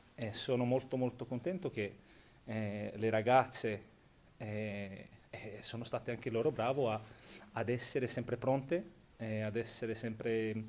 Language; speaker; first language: Italian; non-native, fluent; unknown